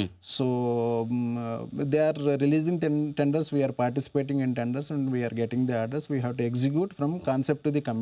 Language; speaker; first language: English; non-native, local second language; Telugu